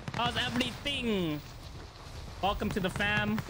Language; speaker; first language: English; native; English